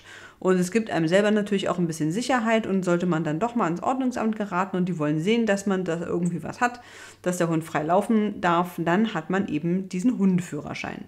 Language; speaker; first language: German; native; German